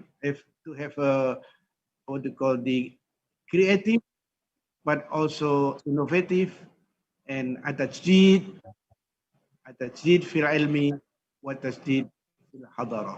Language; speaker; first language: English; non-native, fluent; Indonesian